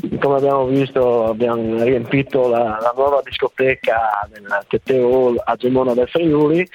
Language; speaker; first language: Italian; native; Italian